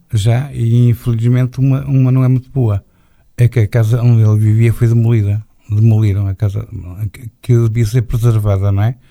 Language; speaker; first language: Portuguese; native; Portuguese